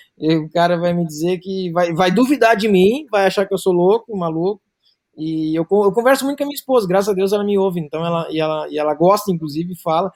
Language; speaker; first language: Portuguese; native; Portuguese